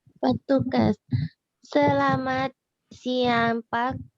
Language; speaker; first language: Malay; non-native, learner; Thai